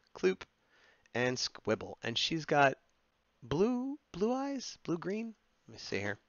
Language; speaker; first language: English; native; English